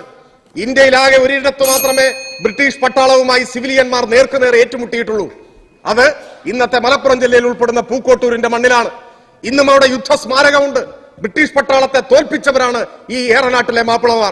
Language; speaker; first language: Malayalam; native; Malayalam